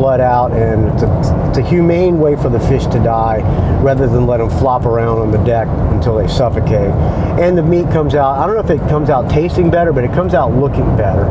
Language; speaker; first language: English; native; English